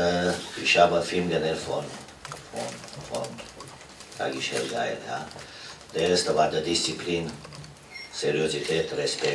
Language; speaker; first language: German; non-native, fluent; Romanian